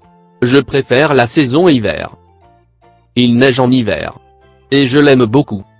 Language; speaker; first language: French; non-native, learner; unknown